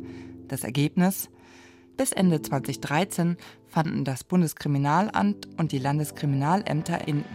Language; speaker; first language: German; native; German